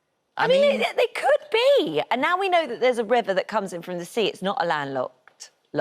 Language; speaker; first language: English; native; English